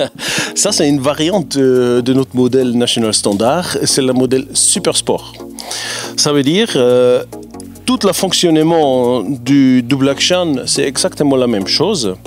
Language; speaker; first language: French; non-native, fluent; German